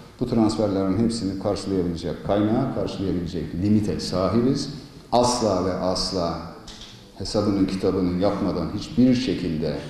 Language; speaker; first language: Turkish; native; Turkish